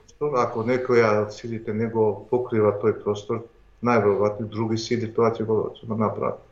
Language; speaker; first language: Macedonian; non-native, local second language; Albanian